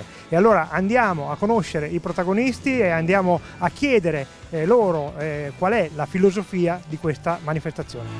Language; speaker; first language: Italian; native; Italian